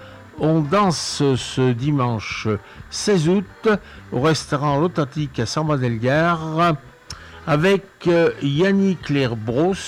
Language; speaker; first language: French; native; French